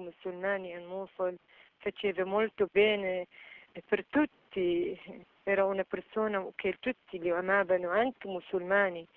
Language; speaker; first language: Italian; non-native, fluent; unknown